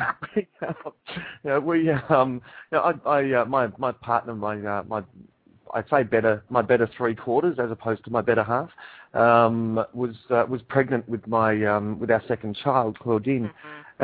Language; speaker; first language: English; native; English